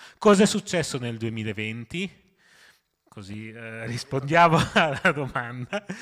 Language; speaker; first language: Italian; native; Italian